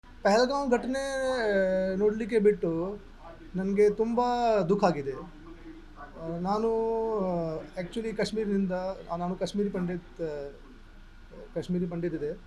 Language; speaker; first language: Kannada; non-native, local second language; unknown